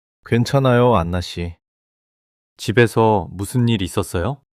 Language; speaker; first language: Korean; early bilingual, heritage; English